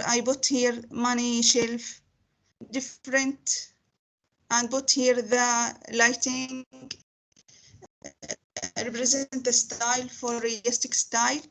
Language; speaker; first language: English; non-native, learner; Arabic